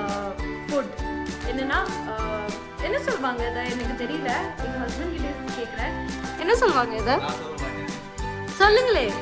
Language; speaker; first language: Tamil; non-native, learner; Hindi